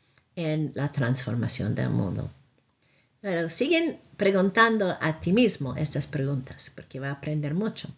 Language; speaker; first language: Spanish; non-native, fluent; English